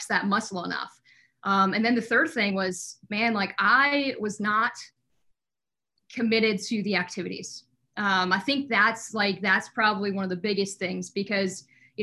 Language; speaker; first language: English; native; English